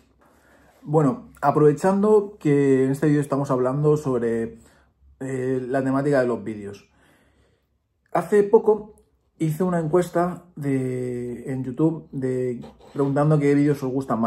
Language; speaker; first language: Spanish; native; Spanish